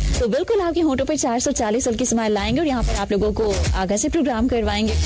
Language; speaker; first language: Urdu; non-native, local second language; Sindhi